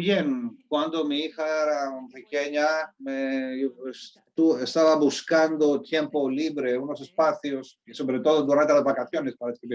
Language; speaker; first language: Spanish; non-native, fluent; Greek